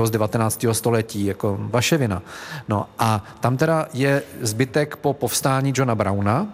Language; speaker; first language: Czech; native; Czech